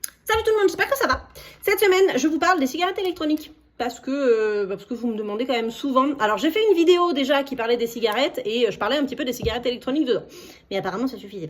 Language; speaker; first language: French; native; French